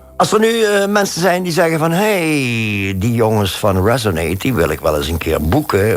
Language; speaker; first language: Dutch; native; Dutch